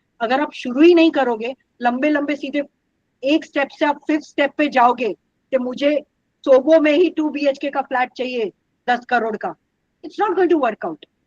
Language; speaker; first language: Hindi; non-native, local second language; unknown